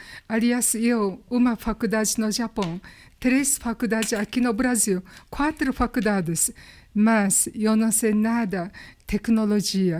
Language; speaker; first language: Portuguese; non-native, learner; Japanese